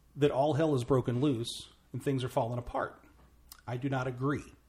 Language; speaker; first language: English; native; English